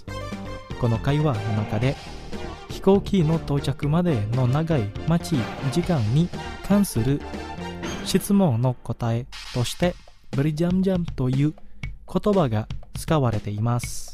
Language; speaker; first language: Japanese; non-native, fluent; Indonesian